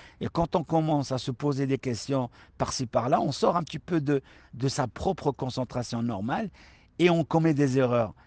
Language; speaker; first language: French; non-native, local second language; Arabic